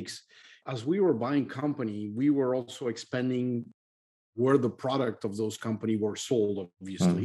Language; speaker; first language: English; non-native, fluent; French